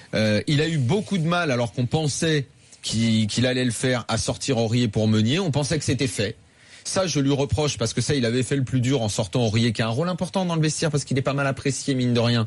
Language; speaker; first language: French; native; French